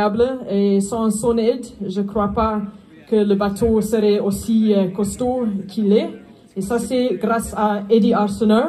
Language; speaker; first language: French; non-native, fluent; Afrikaans